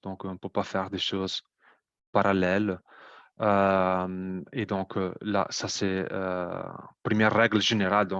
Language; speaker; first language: French; non-native, fluent; Italian